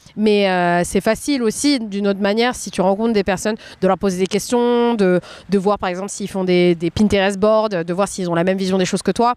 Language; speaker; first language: French; native; French